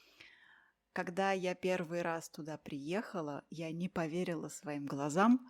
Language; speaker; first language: Russian; native; Russian